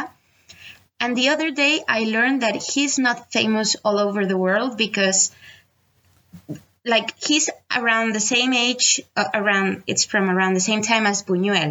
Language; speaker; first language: English; non-native, fluent; Spanish